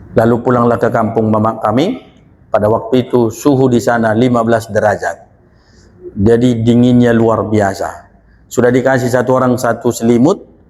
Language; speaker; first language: Indonesian; non-native, local second language; Batak Toba